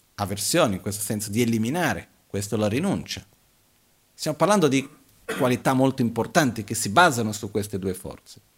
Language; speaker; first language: Italian; non-native, fluent; Portuguese